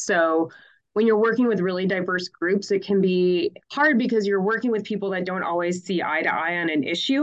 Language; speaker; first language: English; native; English